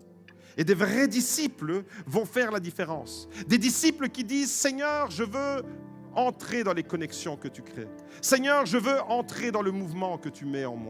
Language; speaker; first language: French; native; French